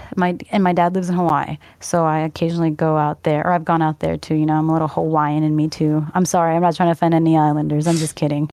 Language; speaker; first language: English; native; English